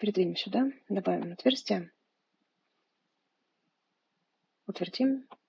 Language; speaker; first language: Russian; native; Russian